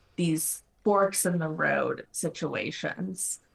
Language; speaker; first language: English; non-native, fluent; Spanish